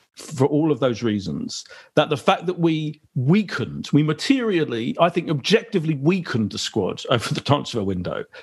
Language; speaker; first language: English; native; English